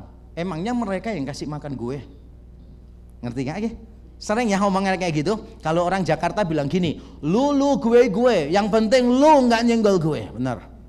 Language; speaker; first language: Indonesian; native; Indonesian